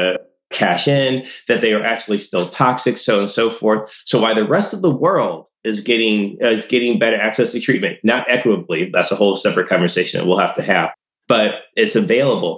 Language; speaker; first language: English; native; English